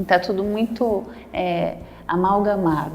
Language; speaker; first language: Portuguese; native; Portuguese